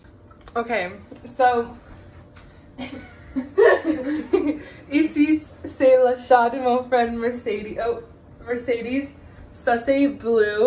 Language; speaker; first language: French; non-native, local second language; English